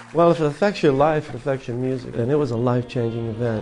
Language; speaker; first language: English; native; English